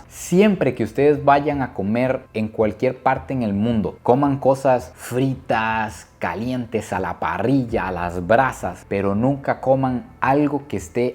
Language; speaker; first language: Spanish; native; Spanish